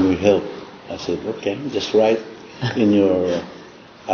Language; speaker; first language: English; non-native, local second language; Cebuano